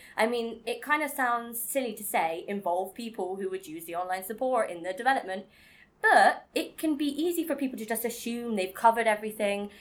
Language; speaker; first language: English; native; English